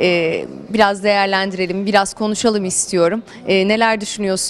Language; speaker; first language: Turkish; native; Turkish